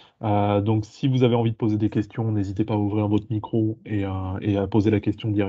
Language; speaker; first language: French; native; French